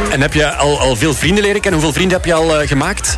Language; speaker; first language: Dutch; native; Dutch